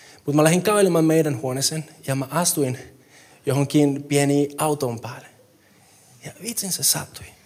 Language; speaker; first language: Finnish; non-native, fluent; Spanish